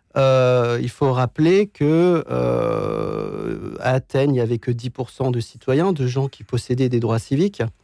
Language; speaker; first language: French; native; French